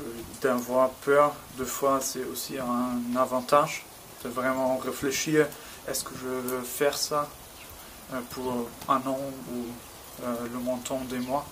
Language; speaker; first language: French; non-native, learner; German